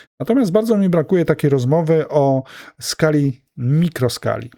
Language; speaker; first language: Polish; native; Polish